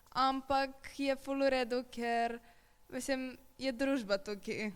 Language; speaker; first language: Slovenian; early bilingual, other home language; Serbian